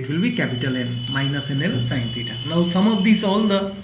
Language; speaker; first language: English; non-native, local second language; Bangla